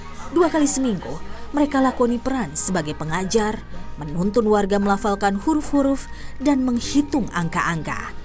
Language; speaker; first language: Indonesian; native; Indonesian